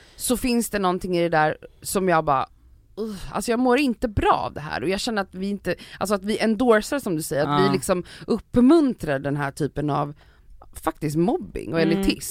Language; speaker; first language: Swedish; native; Swedish